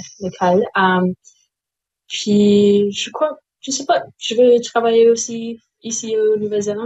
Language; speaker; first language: French; non-native, local second language; English